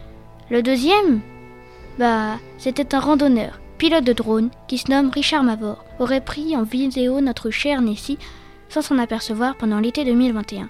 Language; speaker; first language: French; native; French